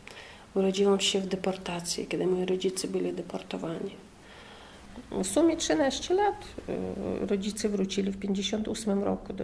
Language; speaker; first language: Polish; non-native, fluent; Chechen